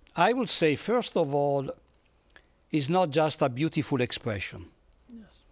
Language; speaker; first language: English; non-native, fluent; Italian